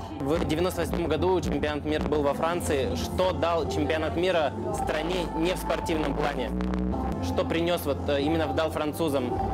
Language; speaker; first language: Russian; native; Russian